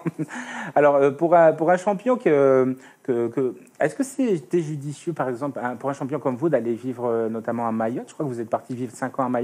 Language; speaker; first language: French; native; French